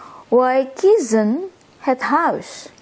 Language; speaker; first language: Dutch; non-native, fluent; Indonesian